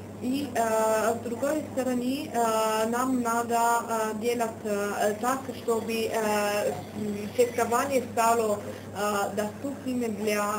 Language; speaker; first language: Russian; non-native, fluent; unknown